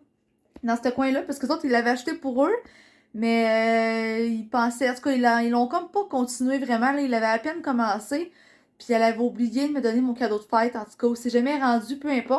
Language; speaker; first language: French; native; French